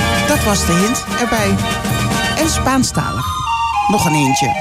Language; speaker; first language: Dutch; native; Dutch